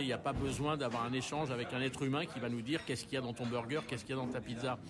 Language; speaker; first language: French; native; French